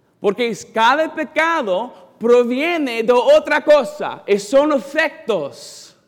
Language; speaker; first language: Spanish; non-native, learner; English